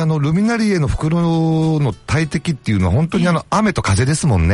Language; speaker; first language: Japanese; native; Japanese